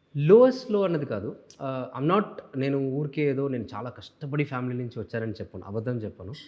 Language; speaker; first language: Telugu; non-native, local second language; Tamil